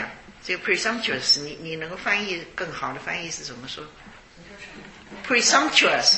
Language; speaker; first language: Chinese; native; Chinese